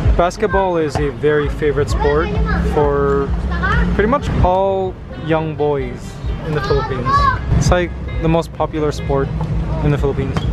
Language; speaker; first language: English; native; English